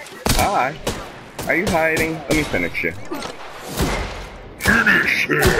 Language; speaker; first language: English; native; English